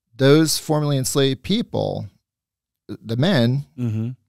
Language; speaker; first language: English; native; English